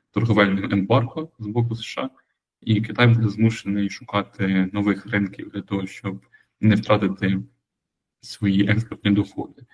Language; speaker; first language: Ukrainian; native; Ukrainian